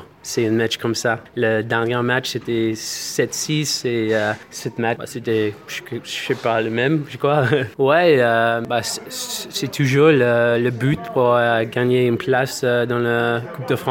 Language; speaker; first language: French; non-native, learner; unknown